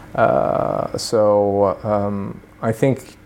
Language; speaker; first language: English; early bilingual, other home language; Swedish